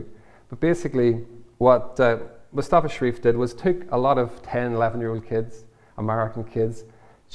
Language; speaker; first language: English; native; English